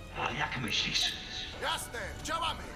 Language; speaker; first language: Polish; native; Polish